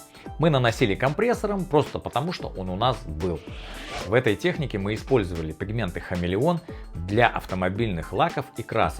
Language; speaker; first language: Russian; native; Russian